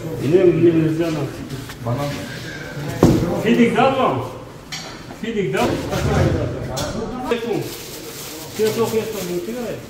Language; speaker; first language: Russian; non-native, learner; Tajik